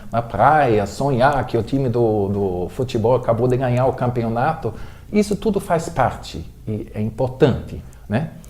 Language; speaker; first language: Portuguese; non-native, fluent; German